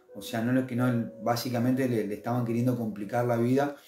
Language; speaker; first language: Spanish; native; Spanish